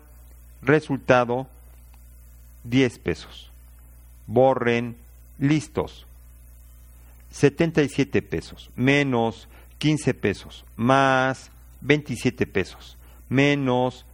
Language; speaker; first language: Spanish; native; Spanish